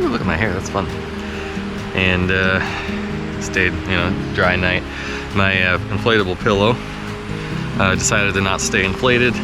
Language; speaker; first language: English; native; English